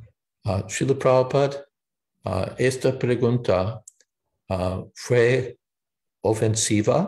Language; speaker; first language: Spanish; non-native, fluent; English